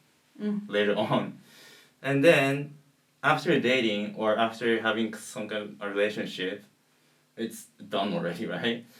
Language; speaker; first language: English; non-native, learner; Japanese